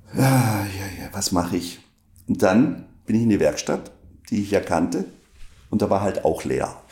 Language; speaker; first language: German; non-native, local second language; Swiss German